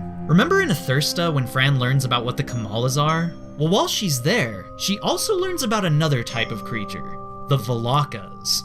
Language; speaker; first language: English; native; English